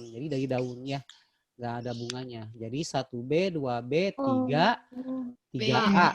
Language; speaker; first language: Indonesian; native; Indonesian